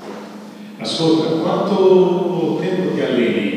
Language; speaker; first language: Italian; native; Italian